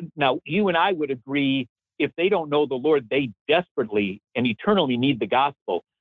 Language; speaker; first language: English; native; English